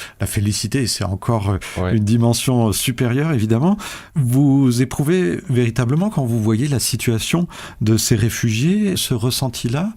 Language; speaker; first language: French; native; French